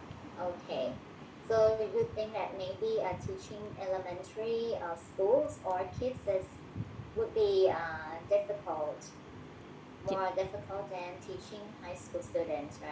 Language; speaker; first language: English; non-native, fluent; Thai